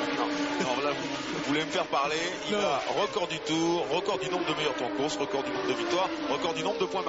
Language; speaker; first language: French; native; French